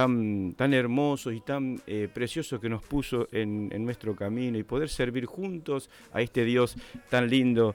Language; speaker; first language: Spanish; native; Spanish